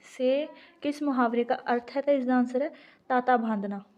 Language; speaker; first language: Hindi; non-native, local second language; Punjabi